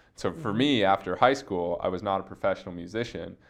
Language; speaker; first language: English; native; English